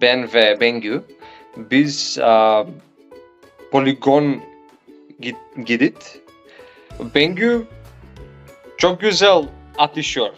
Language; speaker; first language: Turkish; non-native, learner; Macedonian